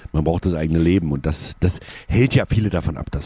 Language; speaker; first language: German; native; German